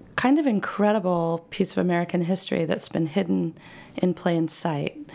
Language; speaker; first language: English; native; English